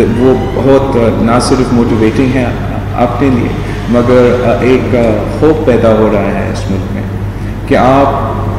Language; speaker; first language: Urdu; non-native, local second language; English